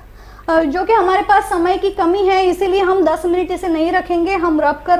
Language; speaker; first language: Hindi; native; Hindi